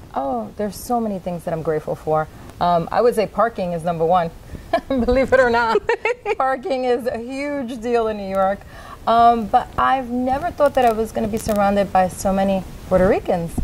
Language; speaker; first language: English; native; English